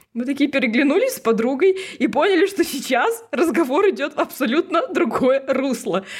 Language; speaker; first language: Russian; native; Russian